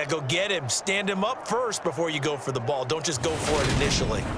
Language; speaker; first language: English; native; English